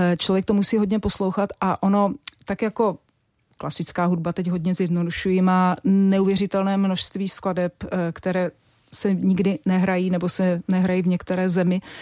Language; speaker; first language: Czech; native; Czech